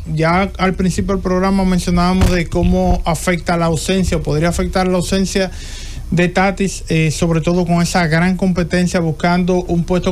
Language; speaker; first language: Spanish; native; Spanish